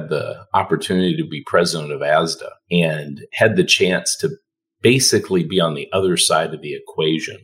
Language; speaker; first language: English; native; English